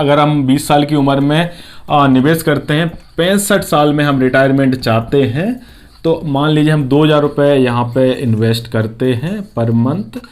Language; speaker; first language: Hindi; native; Hindi